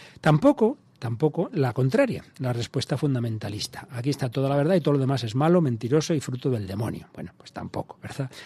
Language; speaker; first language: Spanish; native; Spanish